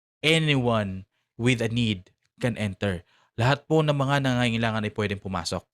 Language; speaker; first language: Filipino; non-native, local second language; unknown